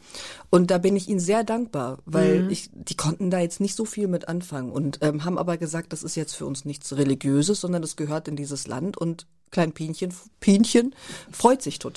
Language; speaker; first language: German; early bilingual, other home language; Turkish